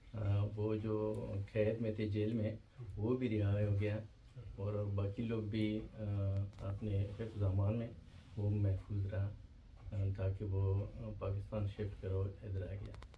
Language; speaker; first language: Hindi; non-native, fluent; Pashto